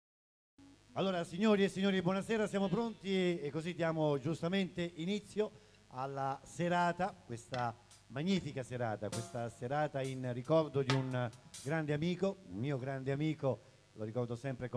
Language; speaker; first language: Italian; native; Italian